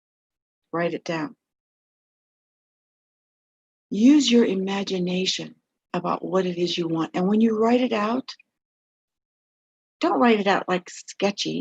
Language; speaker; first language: English; native; English